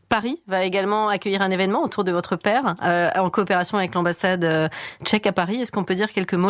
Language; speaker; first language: French; native; French